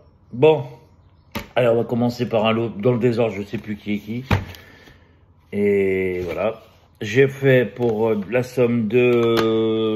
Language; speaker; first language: French; native; French